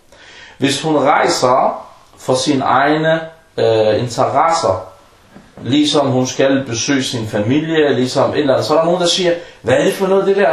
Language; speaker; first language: Danish; non-native, fluent; Arabic